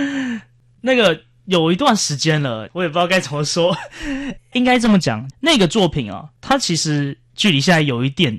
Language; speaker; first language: Chinese; native; Chinese